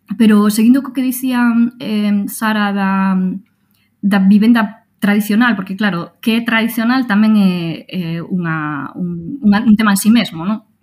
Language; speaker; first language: Galician; non-native, local second language; Spanish